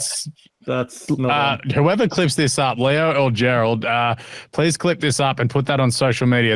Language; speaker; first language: English; native; English